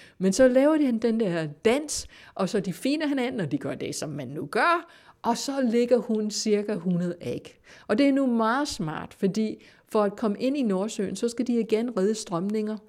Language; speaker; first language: Danish; non-native, fluent; English